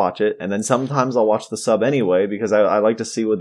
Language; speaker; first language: English; native; English